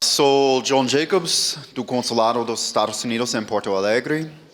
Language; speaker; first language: Portuguese; non-native, fluent; English